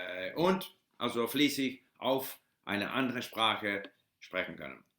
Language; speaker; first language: German; non-native, learner; English